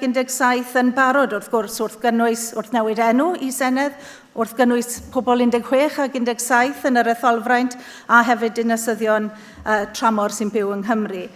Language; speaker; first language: Welsh; native; Welsh